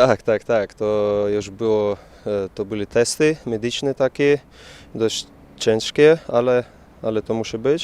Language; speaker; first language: Polish; non-native, fluent; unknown